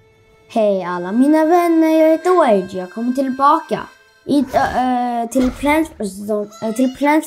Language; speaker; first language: Swedish; early bilingual, other home language; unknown